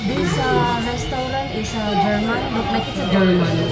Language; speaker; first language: English; non-native, local second language; Filipino